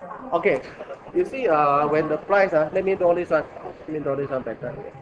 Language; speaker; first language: English; non-native, local second language; Chinese